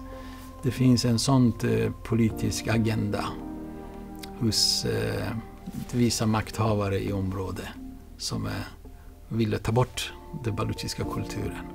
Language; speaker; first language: Swedish; non-native, fluent; Baluchi